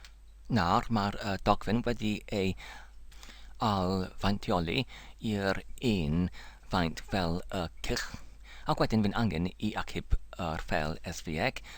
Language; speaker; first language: Welsh; non-native, learner; English